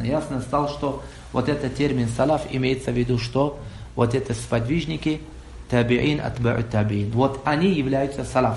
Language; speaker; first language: Russian; non-native, local second language; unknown